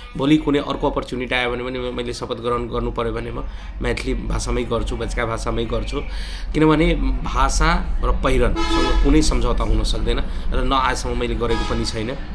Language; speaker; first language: Nepali; non-native, local second language; Maithili